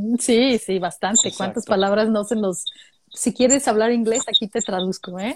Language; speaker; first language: Spanish; native; Spanish